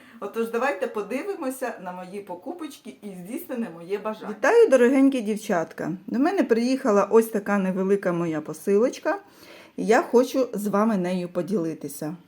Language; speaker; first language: Ukrainian; native; Ukrainian